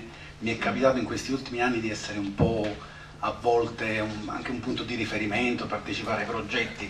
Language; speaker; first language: Italian; native; Italian